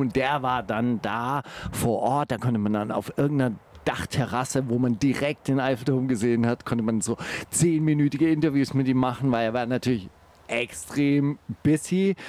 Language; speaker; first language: German; native; German